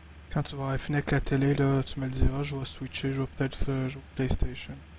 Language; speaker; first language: French; native; French